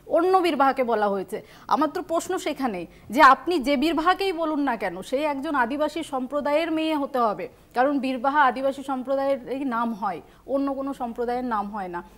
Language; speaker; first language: Bangla; non-native, local second language; Santali